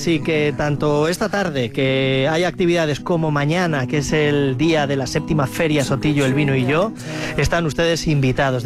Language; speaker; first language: Spanish; native; Spanish